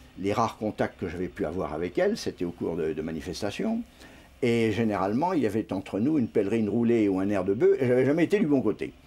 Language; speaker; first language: French; native; French